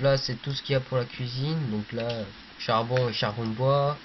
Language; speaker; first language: French; native; French